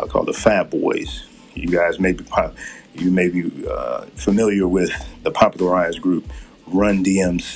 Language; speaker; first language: English; native; English